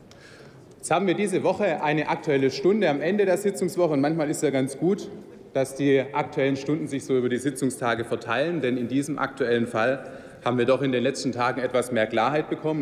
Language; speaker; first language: German; native; German